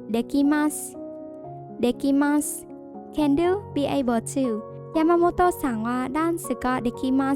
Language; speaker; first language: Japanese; non-native, fluent; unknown